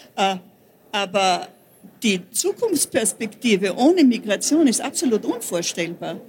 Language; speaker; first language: German; native; German